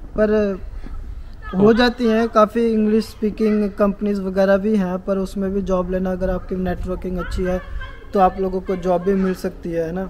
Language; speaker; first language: Hindi; native; Hindi